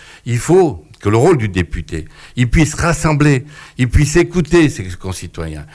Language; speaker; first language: French; native; French